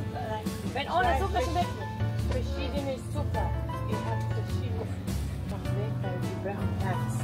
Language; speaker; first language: German; non-native, learner; Filipino